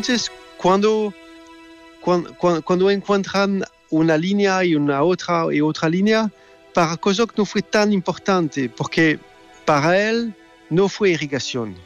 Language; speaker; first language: Spanish; non-native, learner; French